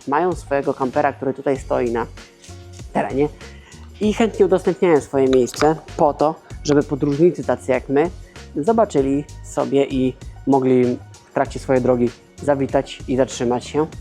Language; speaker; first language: Polish; native; Polish